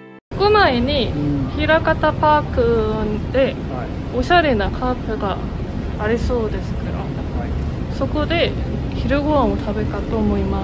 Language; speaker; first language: Japanese; non-native, learner; Korean